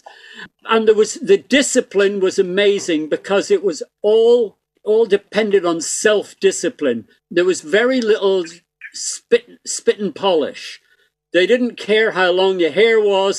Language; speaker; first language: English; native; English